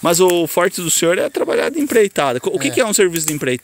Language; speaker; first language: Portuguese; native; Portuguese